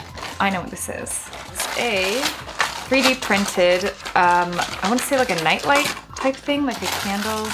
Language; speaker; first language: English; native; English